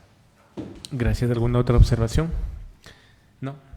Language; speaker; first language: Spanish; native; Spanish